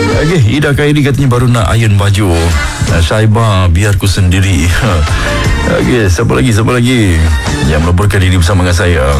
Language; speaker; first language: Malay; native; Malay